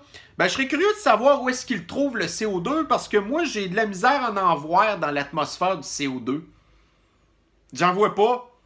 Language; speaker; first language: French; native; French